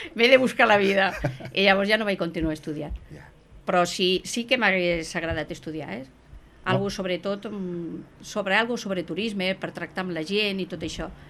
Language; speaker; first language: Catalan; non-native, local second language; Spanish